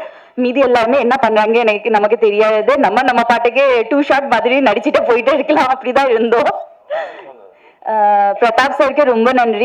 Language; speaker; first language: Tamil; non-native, fluent; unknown